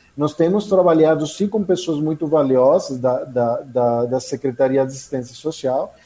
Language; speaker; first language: Portuguese; non-native, fluent; Spanish